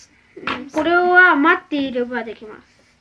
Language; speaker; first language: Japanese; early bilingual, other home language; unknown